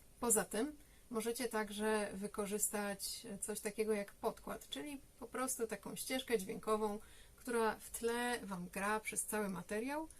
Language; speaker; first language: Polish; native; Polish